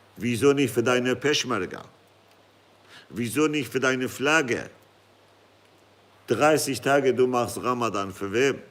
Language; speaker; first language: German; non-native, fluent; Kurdish